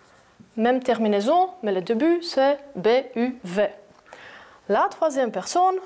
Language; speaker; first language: French; non-native, fluent; Greek